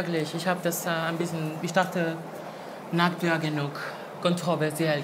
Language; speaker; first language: German; non-native, fluent; Spanish